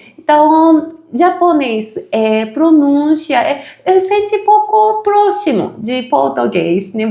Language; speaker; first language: Portuguese; non-native, fluent; Japanese